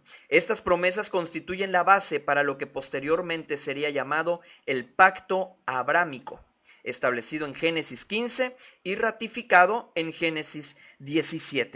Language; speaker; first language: Spanish; native; Spanish